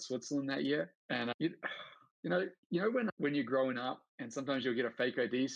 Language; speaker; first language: English; native; English